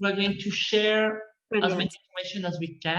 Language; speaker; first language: English; non-native, learner; French